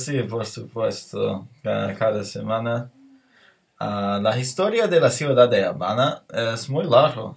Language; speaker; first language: Spanish; non-native, learner; English